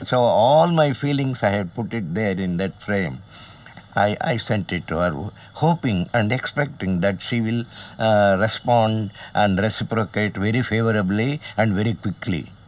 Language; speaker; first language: English; non-native, local second language; Kannada